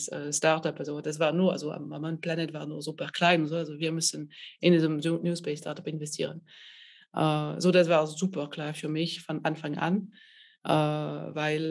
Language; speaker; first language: German; non-native, fluent; French